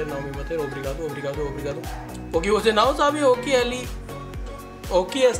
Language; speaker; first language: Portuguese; non-native, learner; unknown